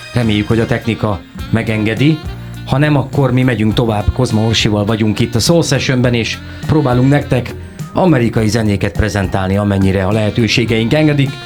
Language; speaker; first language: Hungarian; native; Hungarian